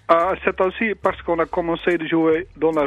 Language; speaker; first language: French; non-native, learner; Dutch